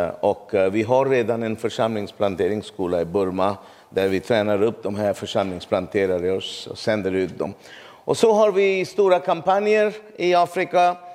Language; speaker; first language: Swedish; non-native, fluent; Urdu